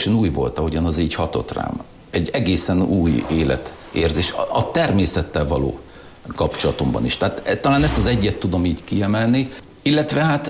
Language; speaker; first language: Hungarian; non-native, local second language; German